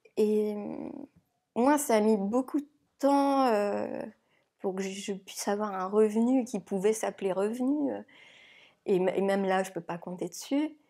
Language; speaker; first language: French; native; French